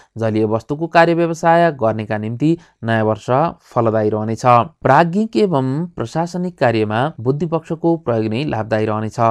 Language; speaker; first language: Nepali; native; Nepali